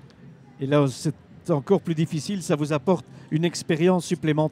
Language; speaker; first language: French; native; French